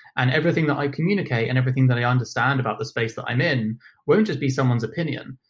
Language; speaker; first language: English; native; English